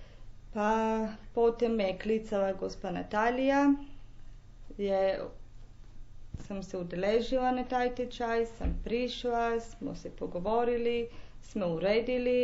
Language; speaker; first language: Slovenian; non-native, local second language; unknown